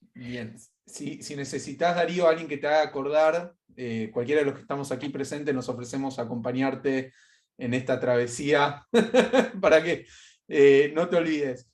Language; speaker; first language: Spanish; native; Spanish